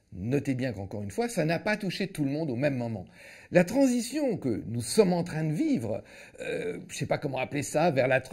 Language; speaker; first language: French; native; French